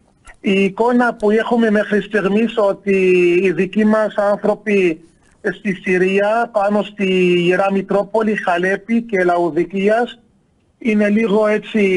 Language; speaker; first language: Greek; non-native, fluent; Arabic